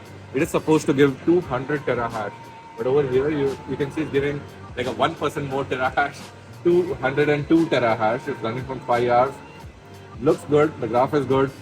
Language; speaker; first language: English; non-native, local second language; Hindi